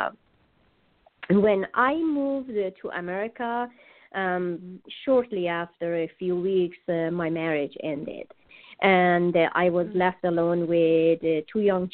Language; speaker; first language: English; non-native, fluent; Persian